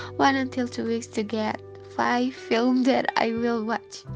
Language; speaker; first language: English; non-native, fluent; Indonesian